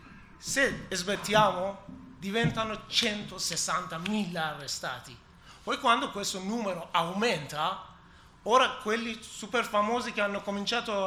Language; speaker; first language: Italian; non-native, learner; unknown